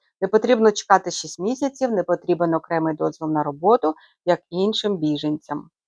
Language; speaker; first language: Ukrainian; native; Ukrainian